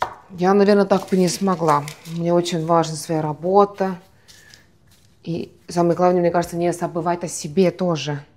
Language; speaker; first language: Russian; non-native, fluent; Estonian